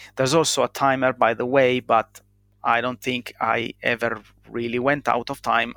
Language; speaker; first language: English; non-native, fluent; Italian